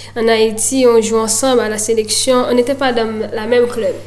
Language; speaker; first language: French; native; French